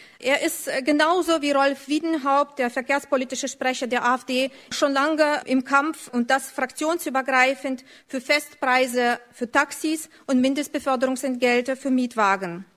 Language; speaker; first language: German; non-native, fluent; Lithuanian